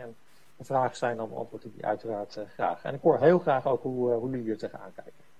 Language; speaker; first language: Dutch; native; Dutch